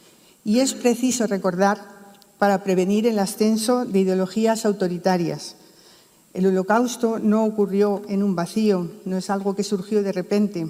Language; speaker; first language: Spanish; native; Spanish